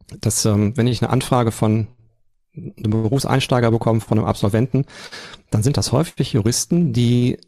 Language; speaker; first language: German; native; German